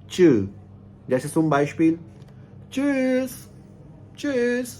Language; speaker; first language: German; non-native, fluent; Hindi